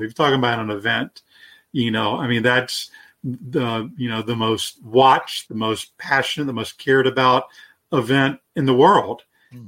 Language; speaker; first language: English; native; English